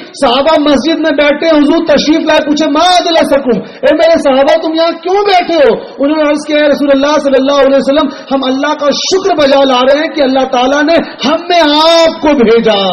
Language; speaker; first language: Urdu; native; Urdu